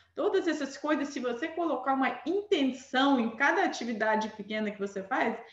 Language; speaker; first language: Portuguese; non-native, fluent; Armenian